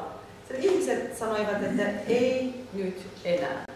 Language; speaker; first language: Finnish; non-native, learner; Turkish